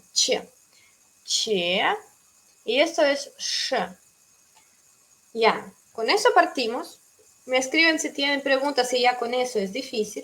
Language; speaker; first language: Spanish; non-native, fluent; Russian